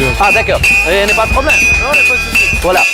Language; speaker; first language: French; non-native, learner; Ukrainian